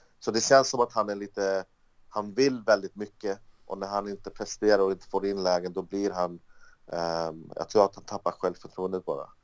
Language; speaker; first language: Swedish; early bilingual, other home language; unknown